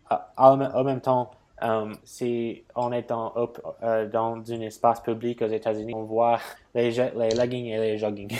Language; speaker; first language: French; non-native, fluent; English